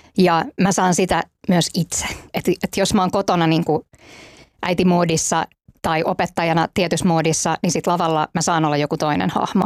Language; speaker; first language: Finnish; native; Finnish